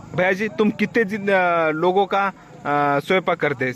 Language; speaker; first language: Hindi; non-native, local second language; Marathi